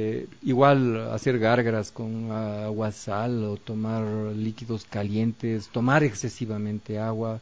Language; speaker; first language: Spanish; native; Spanish